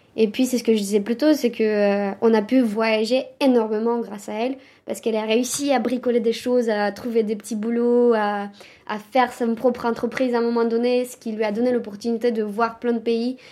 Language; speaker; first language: French; early bilingual, other home language; Romanian